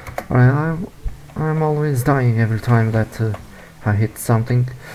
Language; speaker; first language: English; non-native, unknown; Portuguese